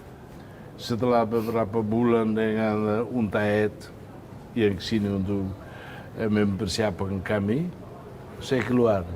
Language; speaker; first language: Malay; non-native, fluent; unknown